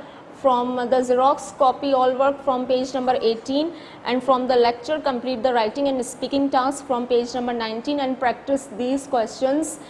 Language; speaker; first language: English; non-native, local second language; Urdu